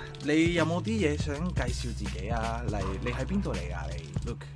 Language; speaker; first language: Cantonese; non-native, fluent; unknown